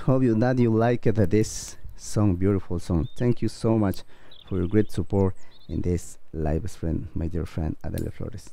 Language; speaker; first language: English; non-native, learner; Spanish